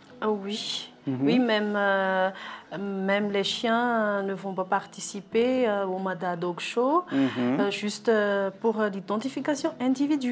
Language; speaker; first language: French; non-native, local second language; Malagasy